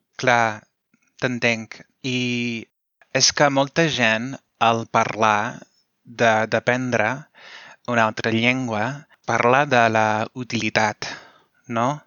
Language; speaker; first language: Catalan; non-native, fluent; English